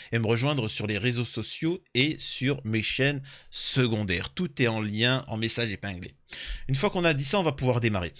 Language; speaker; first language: French; early bilingual, other home language; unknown